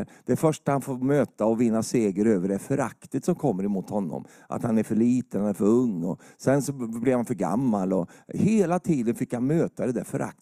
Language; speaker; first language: Swedish; native; Swedish